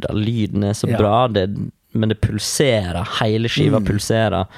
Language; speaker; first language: Norwegian; native; Norwegian